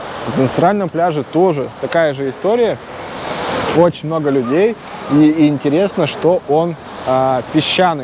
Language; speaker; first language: Russian; native; Russian